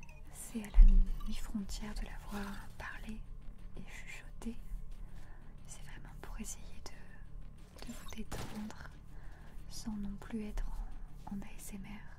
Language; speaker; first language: French; native; French